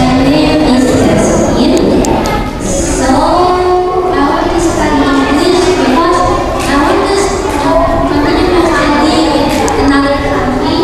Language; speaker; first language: English; non-native, learner; Indonesian